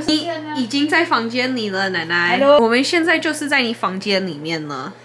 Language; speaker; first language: Chinese; early bilingual, heritage; English